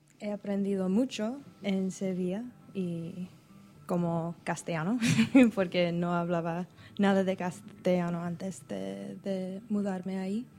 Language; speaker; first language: Spanish; non-native, learner; English